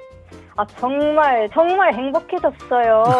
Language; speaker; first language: Korean; non-native, learner; Swedish